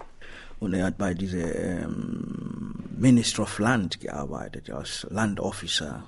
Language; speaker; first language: German; non-native, learner; Swahili